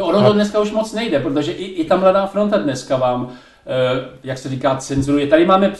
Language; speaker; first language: Czech; native; Czech